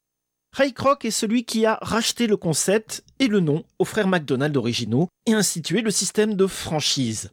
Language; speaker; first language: French; native; French